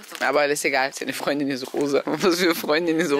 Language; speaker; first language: German; native; German